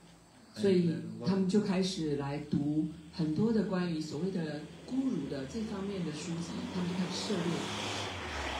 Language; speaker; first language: Chinese; native; Chinese